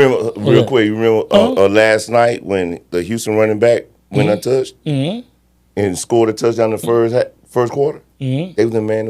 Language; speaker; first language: English; native; English